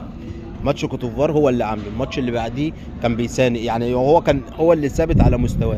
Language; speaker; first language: Arabic; native; Arabic